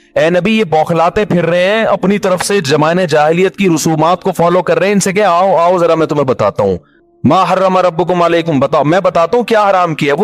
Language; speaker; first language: Urdu; native; Urdu